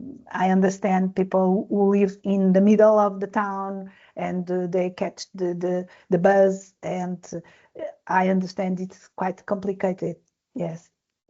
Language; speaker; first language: English; non-native, learner; Portuguese